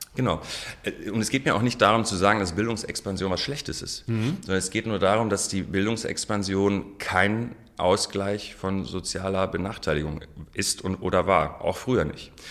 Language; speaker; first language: German; non-native, local second language; Arabic